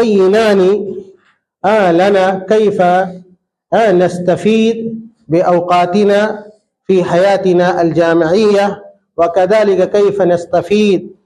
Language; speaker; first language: Arabic; non-native, fluent; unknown